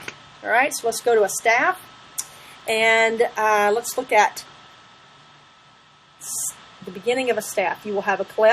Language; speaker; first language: English; native; English